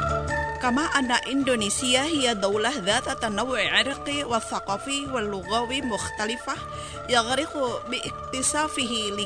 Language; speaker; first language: Arabic; non-native, fluent; Indonesian